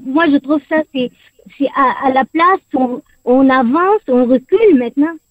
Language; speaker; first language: French; non-native, learner; Arabic